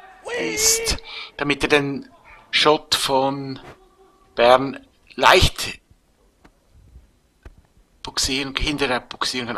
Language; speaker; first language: German; native; German